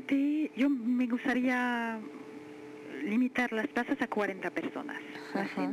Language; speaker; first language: Spanish; non-native, fluent; French